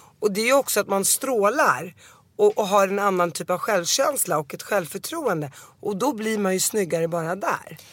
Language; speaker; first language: Swedish; early bilingual, other home language; Arabic